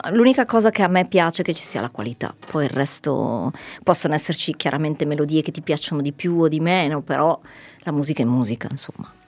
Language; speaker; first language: Italian; native; Italian